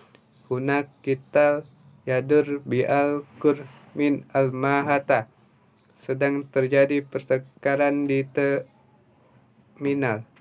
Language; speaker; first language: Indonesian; native; Indonesian